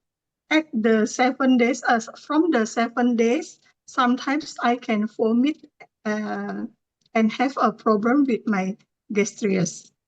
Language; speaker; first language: English; non-native, learner; Thai